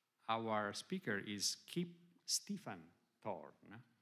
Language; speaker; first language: English; non-native, fluent; Italian